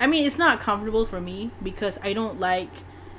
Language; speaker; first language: English; non-native, local second language; Malay